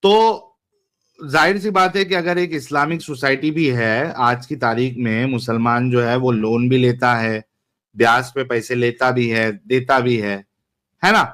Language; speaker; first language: Hindi; native; Hindi